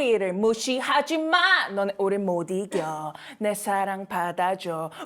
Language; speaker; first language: Korean; native; Korean